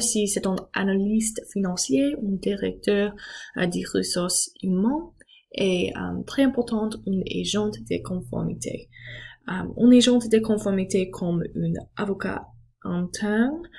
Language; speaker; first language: French; non-native, learner; English